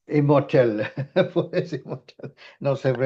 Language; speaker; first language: French; non-native, fluent; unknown